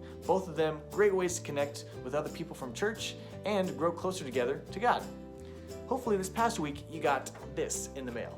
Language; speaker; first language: English; native; English